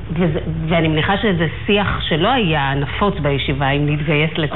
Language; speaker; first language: Hebrew; native; Hebrew